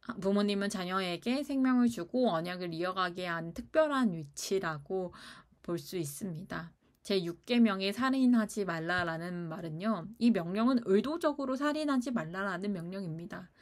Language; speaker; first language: Korean; native; Korean